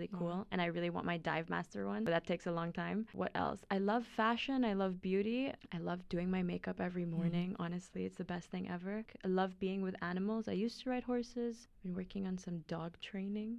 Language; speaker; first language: English; non-native, local second language; Filipino